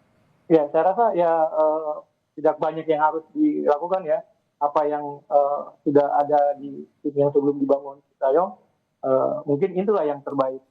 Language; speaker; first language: Indonesian; native; Indonesian